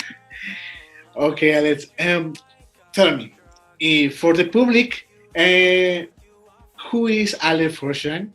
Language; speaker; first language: English; non-native, learner; Spanish